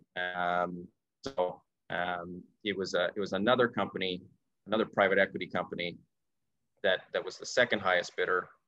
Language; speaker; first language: English; native; English